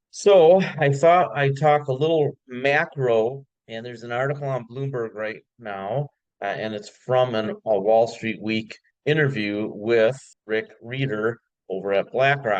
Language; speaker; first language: English; native; English